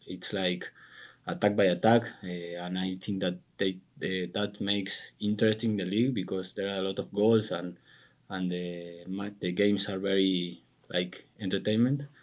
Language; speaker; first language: English; non-native, learner; Spanish